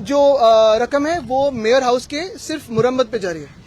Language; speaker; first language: Hindi; non-native, local second language; Marathi